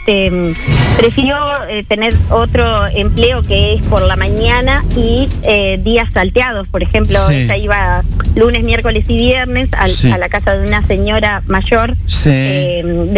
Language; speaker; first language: Spanish; native; Spanish